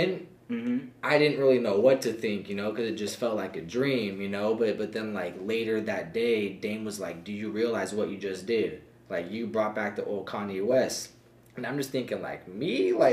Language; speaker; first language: English; native; English